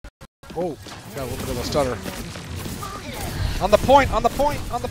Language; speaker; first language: English; native; English